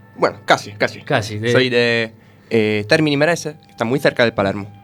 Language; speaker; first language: Spanish; non-native, fluent; Italian